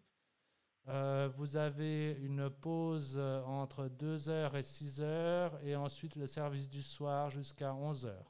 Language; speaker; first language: French; native; French